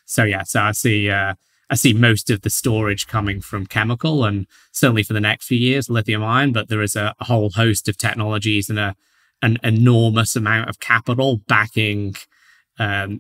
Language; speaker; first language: English; native; English